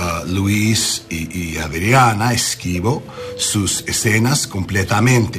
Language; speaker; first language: Spanish; non-native, learner; English